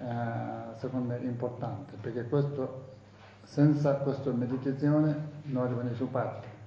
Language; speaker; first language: Italian; non-native, fluent; Tibetan